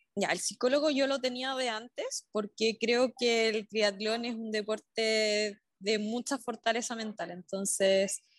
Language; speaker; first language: Spanish; native; Spanish